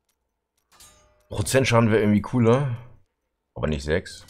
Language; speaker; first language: German; native; German